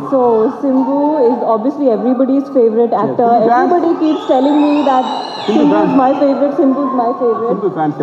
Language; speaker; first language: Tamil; non-native, learner; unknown